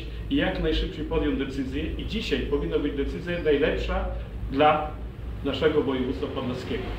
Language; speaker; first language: Polish; native; Polish